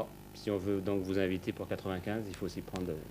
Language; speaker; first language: French; native; French